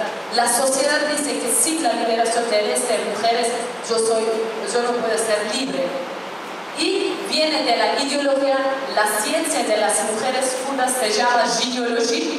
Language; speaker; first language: Spanish; non-native, fluent; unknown